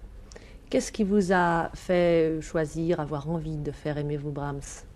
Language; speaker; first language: French; native; French